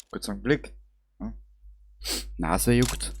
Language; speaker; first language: German; native; German